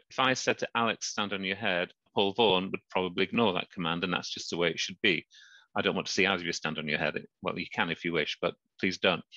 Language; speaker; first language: English; native; English